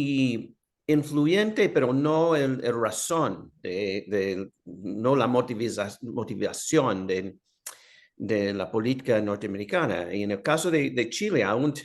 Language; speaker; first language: Spanish; non-native, fluent; English